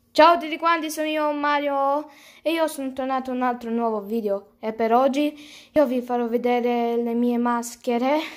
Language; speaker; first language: Italian; early bilingual, other home language; Romanian